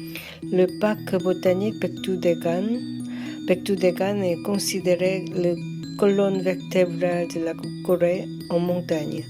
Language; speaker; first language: French; non-native, learner; Korean